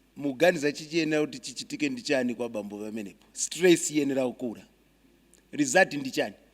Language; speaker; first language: Nyanja; non-native, local second language; Tumbuka